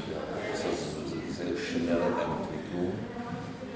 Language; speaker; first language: German; non-native, learner; Czech